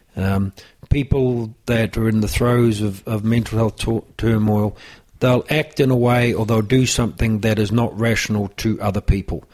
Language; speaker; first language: English; native; English